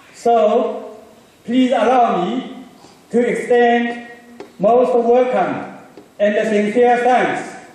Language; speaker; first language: English; non-native, fluent; Chinese